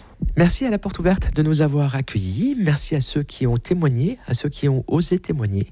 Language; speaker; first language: French; native; French